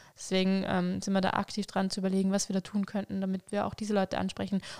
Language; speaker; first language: German; native; German